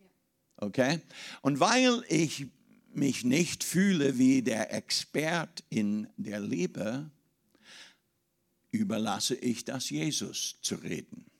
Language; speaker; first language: German; non-native, fluent; English